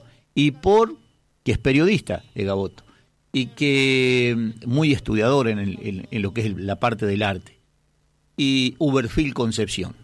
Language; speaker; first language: Spanish; native; Spanish